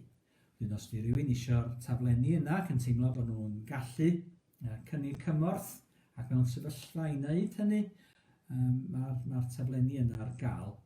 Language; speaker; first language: Welsh; native; Welsh